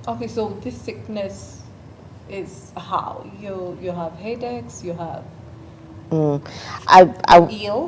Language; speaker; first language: English; non-native, local second language; Ganda